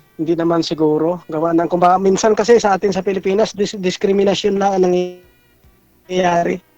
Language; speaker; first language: Filipino; non-native, local second language; Cebuano